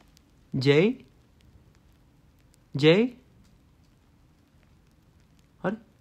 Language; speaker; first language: Japanese; non-native, learner; English